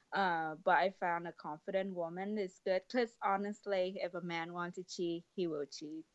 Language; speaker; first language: English; non-native, fluent; Vietnamese